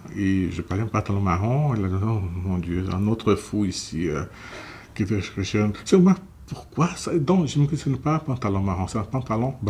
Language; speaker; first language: French; non-native, fluent; Portuguese